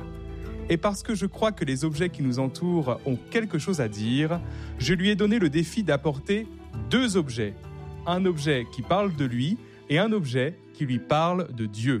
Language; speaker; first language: French; native; French